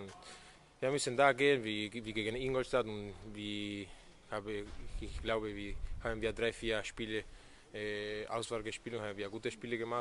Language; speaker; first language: German; non-native, fluent; Spanish